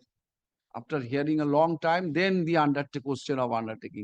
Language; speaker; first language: English; non-native, local second language; Bangla